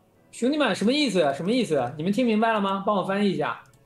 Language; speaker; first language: Chinese; native; Chinese